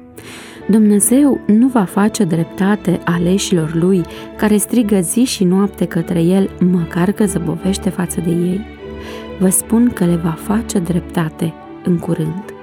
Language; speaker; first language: Romanian; native; Romanian